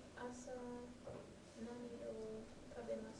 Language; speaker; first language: Japanese; non-native, learner; English